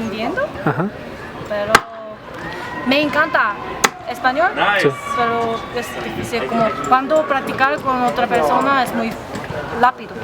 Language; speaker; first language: Spanish; non-native, learner; Korean